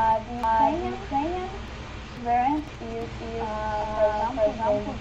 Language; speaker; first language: English; non-native, learner; Ukrainian